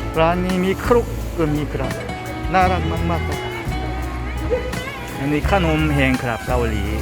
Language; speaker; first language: Thai; non-native, learner; Korean